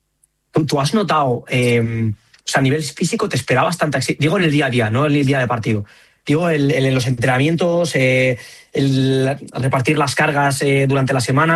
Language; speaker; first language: Spanish; native; Spanish